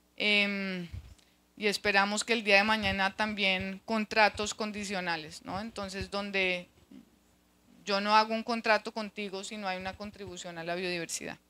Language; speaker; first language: Spanish; native; Spanish